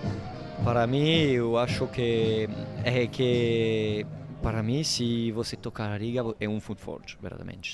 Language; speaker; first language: Portuguese; non-native, learner; French